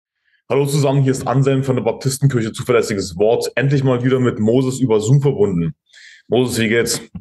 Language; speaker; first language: German; native; German